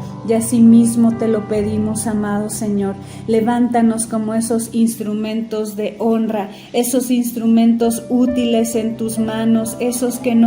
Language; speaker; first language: Spanish; native; Spanish